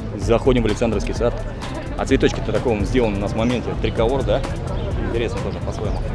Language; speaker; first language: Russian; native; Russian